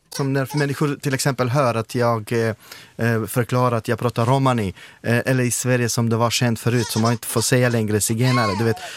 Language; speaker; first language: Swedish; non-native, fluent; Romany